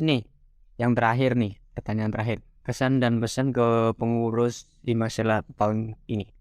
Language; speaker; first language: Indonesian; native; Indonesian